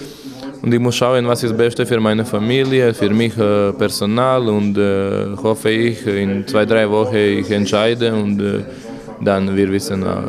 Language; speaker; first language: German; non-native, learner; Croatian